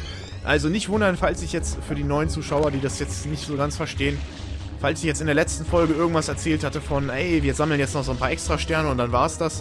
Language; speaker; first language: German; native; German